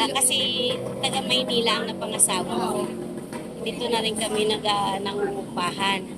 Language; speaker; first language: Filipino; non-native, local second language; Hiligaynon